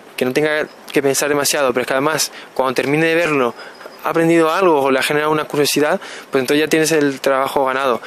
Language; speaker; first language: Spanish; native; Spanish